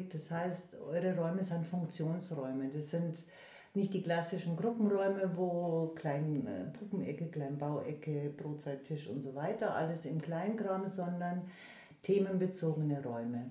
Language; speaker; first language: German; native; German